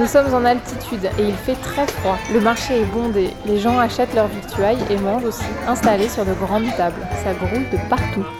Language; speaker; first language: French; native; French